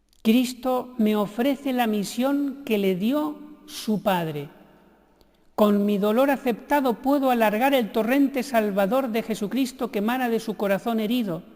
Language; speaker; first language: Spanish; native; Spanish